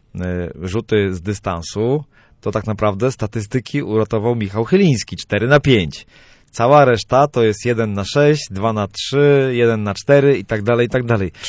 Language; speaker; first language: Polish; native; Polish